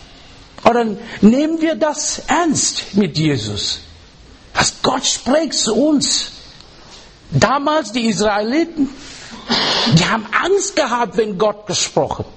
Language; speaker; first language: German; non-native, learner; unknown